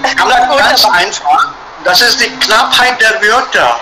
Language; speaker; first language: German; non-native, fluent; Hindi